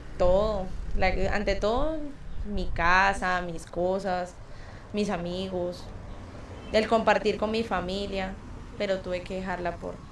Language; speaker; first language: Spanish; native; Spanish